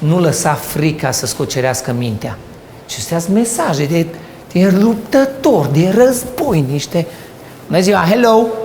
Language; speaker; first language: Romanian; native; Romanian